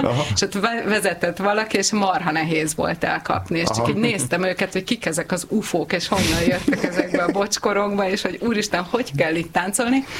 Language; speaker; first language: Hungarian; native; Hungarian